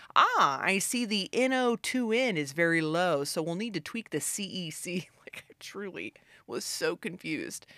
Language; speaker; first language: English; native; English